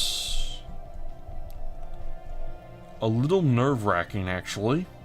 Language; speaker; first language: English; native; English